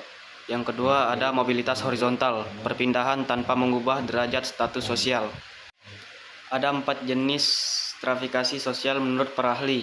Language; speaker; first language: Indonesian; native; Indonesian